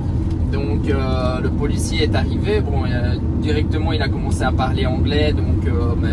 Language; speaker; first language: French; native; French